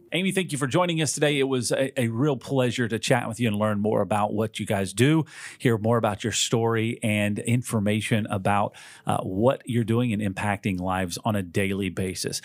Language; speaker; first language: English; native; English